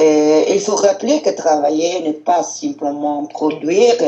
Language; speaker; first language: French; non-native, learner; Italian